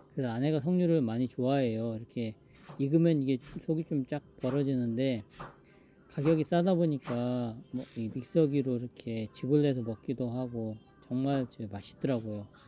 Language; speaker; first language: Korean; native; Korean